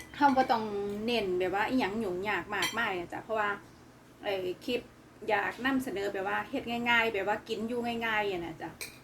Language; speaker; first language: Thai; native; Thai